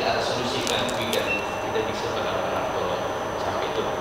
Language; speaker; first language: Indonesian; non-native, learner; English